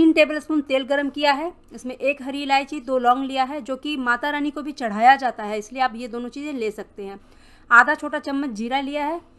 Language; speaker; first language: Hindi; native; Hindi